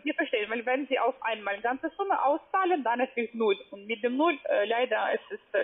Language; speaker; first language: German; non-native, learner; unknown